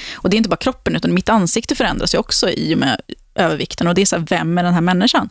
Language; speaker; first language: Swedish; native; Swedish